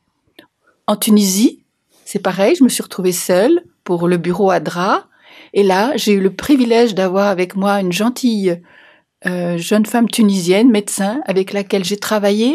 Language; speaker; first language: French; native; French